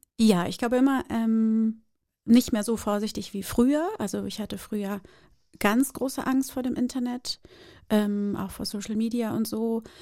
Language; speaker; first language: German; early bilingual, other home language; Portuguese